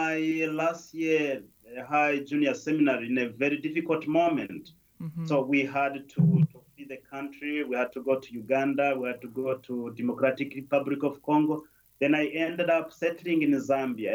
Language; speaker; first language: English; non-native, local second language; Kinyarwanda